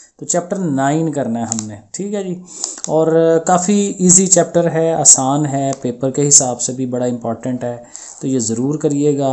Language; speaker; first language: Urdu; non-native, local second language; Punjabi